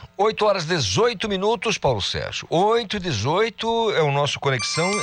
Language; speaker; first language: Portuguese; native; Portuguese